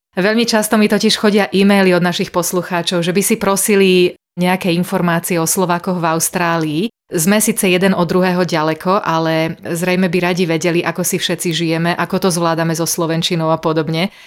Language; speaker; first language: Slovak; native; Slovak